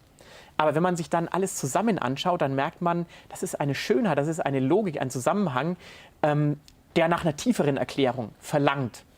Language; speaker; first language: German; native; German